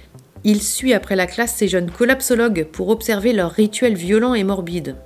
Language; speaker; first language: French; native; French